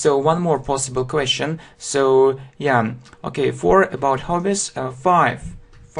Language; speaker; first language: English; non-native, fluent; Russian